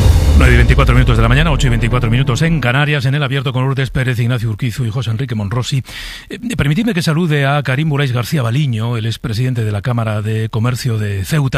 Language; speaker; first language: Spanish; native; Spanish